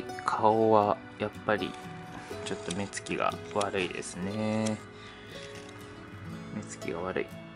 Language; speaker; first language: Japanese; native; Japanese